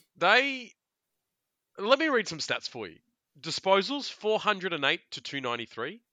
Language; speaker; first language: English; early bilingual, other home language; Italian